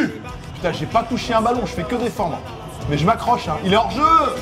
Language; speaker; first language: French; native; French